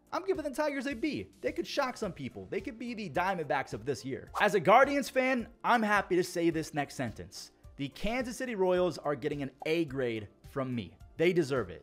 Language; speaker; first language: English; native; English